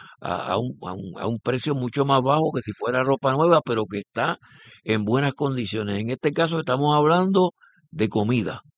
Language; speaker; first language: Spanish; native; Spanish